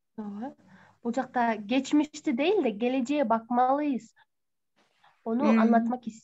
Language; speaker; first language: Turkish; non-native, fluent; Kyrgyz